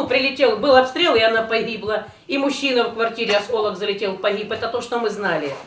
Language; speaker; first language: Russian; native; Russian